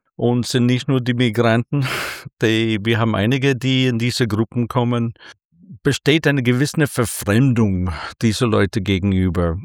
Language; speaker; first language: German; non-native, fluent; English